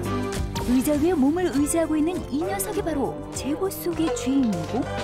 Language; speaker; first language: Korean; native; Korean